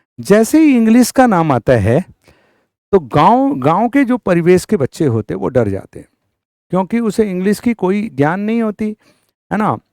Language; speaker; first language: Hindi; native; Hindi